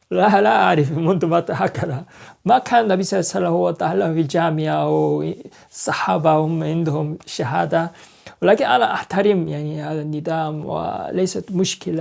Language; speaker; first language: Arabic; non-native, learner; Korean